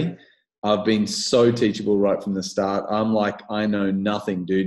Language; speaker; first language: English; native; English